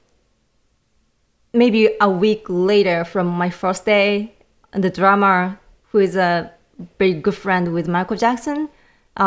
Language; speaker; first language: English; non-native, learner; Japanese